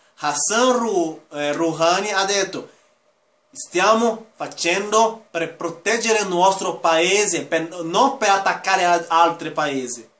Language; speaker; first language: Italian; non-native, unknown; Spanish